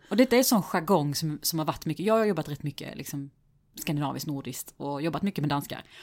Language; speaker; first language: Swedish; native; Swedish